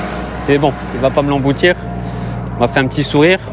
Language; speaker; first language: French; native; French